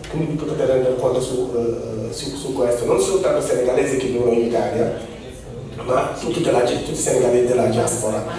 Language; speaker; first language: Italian; non-native, fluent; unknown